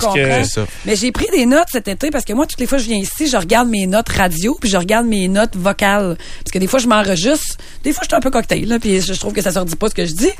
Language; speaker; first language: French; native; French